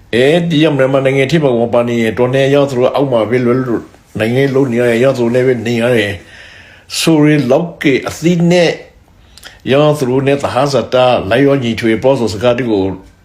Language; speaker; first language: Burmese; native; Burmese